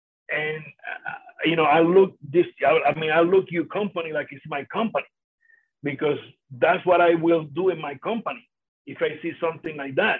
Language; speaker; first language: English; non-native, fluent; Spanish